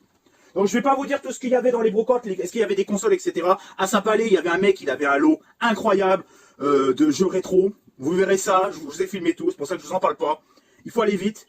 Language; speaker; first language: French; native; French